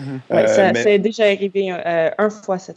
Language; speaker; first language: French; non-native, local second language; English